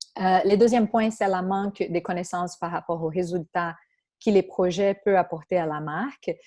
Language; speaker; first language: French; non-native, fluent; Portuguese